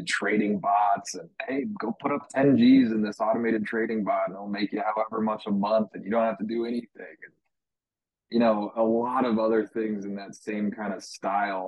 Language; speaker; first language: English; native; English